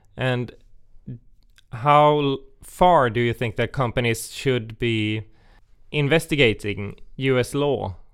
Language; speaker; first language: English; non-native, fluent; Swedish